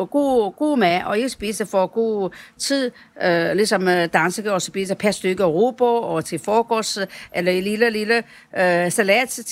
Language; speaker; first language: Danish; non-native, learner; Chinese